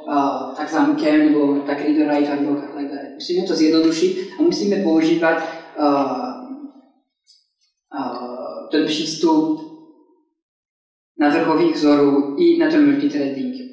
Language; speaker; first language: Czech; non-native, fluent; French